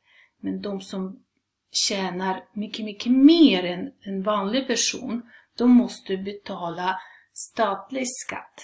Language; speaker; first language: Swedish; non-native, fluent; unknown